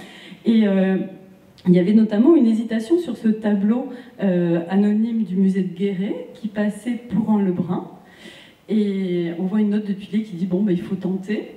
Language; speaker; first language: French; native; French